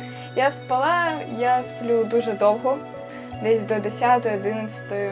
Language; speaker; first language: Ukrainian; native; Ukrainian